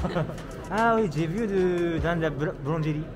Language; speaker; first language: French; non-native, learner; Japanese